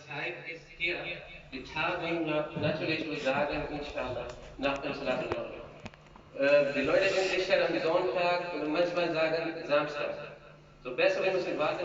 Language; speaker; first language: German; non-native, learner; Urdu